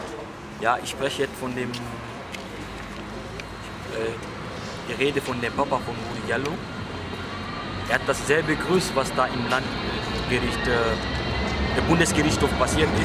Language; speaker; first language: German; non-native, fluent; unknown